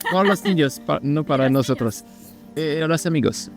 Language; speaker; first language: Spanish; non-native, learner; French